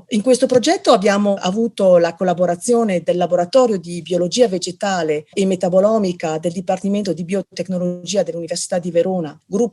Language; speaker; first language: Italian; native; Italian